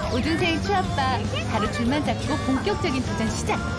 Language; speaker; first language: Korean; native; Korean